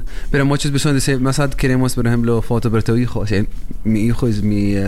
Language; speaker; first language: Spanish; non-native, learner; Arabic